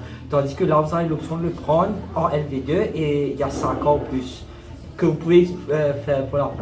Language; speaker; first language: French; non-native, local second language; Morisyen